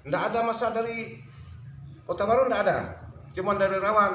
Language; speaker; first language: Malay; non-native, local second language; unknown